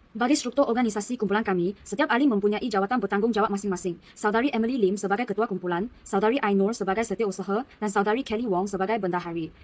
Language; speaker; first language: Malay; non-native, local second language; Chinese